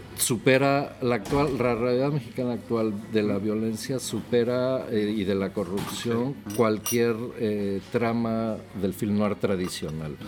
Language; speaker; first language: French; non-native, learner; Spanish